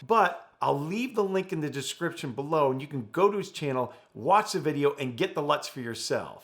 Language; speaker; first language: English; native; English